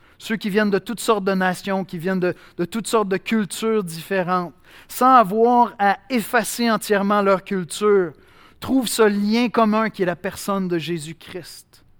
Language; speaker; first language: French; native; French